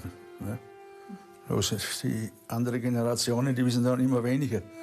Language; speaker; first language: German; native; German